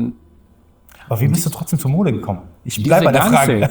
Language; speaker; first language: German; native; German